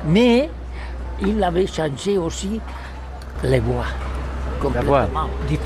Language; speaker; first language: French; non-native, learner; Spanish